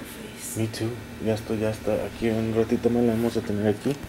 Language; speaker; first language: Spanish; native; Spanish